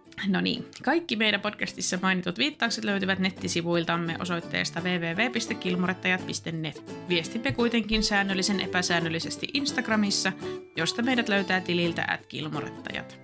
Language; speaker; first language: Finnish; native; Finnish